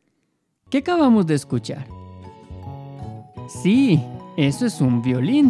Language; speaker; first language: Spanish; native; Spanish